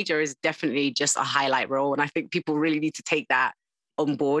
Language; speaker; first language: English; native; English